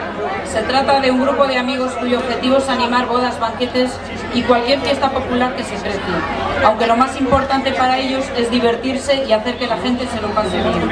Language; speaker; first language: Spanish; native; Spanish